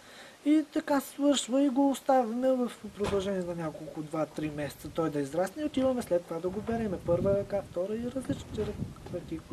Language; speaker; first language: Bulgarian; native; Bulgarian